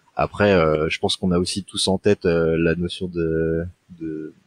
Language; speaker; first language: French; native; French